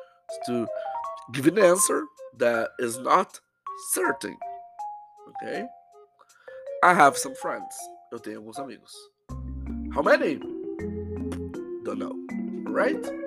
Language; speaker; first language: English; non-native, fluent; Portuguese